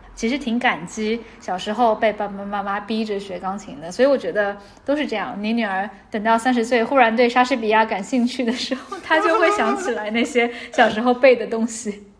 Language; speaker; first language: Chinese; native; Chinese